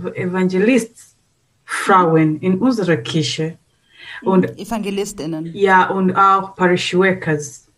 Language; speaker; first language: German; non-native, learner; Swahili